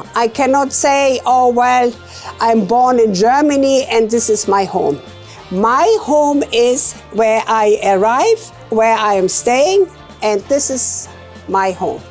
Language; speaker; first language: English; non-native, fluent; German